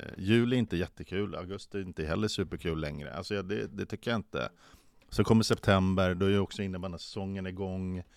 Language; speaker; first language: Swedish; native; Swedish